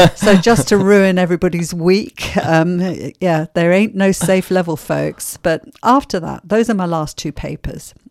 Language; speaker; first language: English; native; English